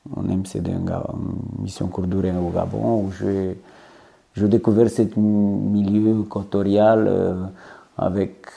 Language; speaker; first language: French; non-native, fluent; Romanian